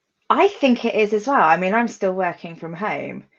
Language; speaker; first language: English; native; English